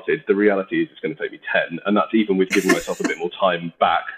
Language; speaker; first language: English; native; English